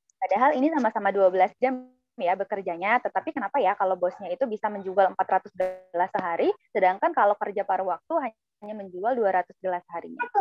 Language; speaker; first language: Indonesian; native; Indonesian